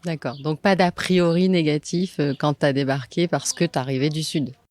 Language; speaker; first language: French; native; French